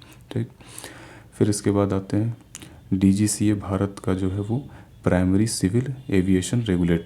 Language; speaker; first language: Hindi; native; Hindi